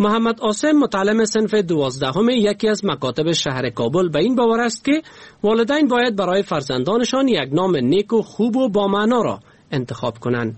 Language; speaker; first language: Persian; native; Persian